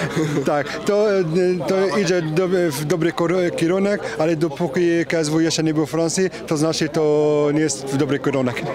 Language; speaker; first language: Polish; non-native, fluent; French